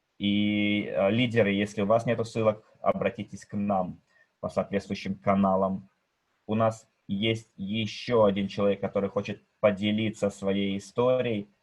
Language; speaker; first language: Russian; native; Russian